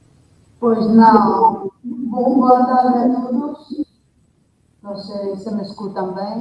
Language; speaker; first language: Portuguese; non-native, learner; Spanish